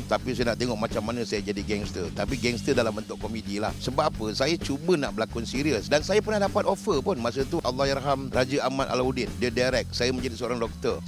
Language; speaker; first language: Malay; native; Malay